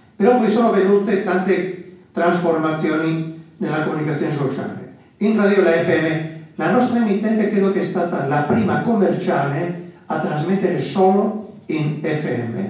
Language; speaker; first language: Italian; non-native, fluent; Basque